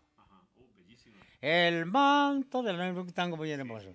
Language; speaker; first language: Spanish; native; Spanish